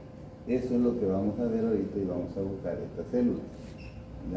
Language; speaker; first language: Spanish; native; Spanish